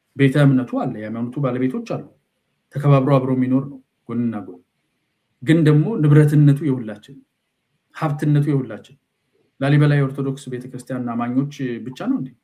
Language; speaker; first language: Amharic; non-native, local second language; Oromo